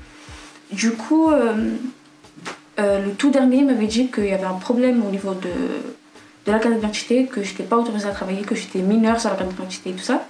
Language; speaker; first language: French; non-native, local second language; Arabic